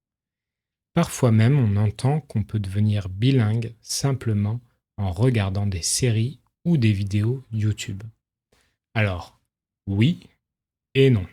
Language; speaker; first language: French; native; French